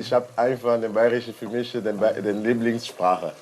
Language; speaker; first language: German; non-native, learner; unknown